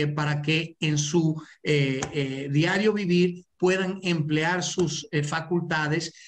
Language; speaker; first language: Spanish; early bilingual, heritage; Spanish